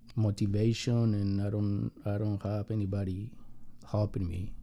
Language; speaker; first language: English; non-native, learner; Spanish